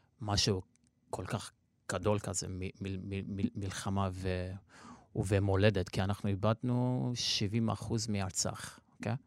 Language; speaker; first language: Hebrew; non-native, local second language; Armenian